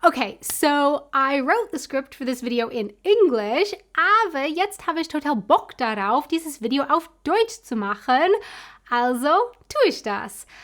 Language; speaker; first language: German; non-native, fluent; English